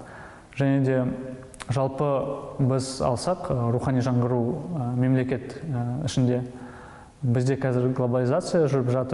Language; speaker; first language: Kazakh; non-native, local second language; Russian